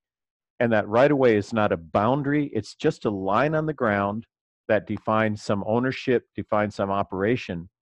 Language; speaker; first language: English; native; English